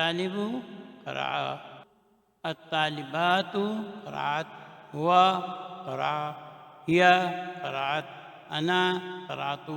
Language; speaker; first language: Arabic; non-native, fluent; Urdu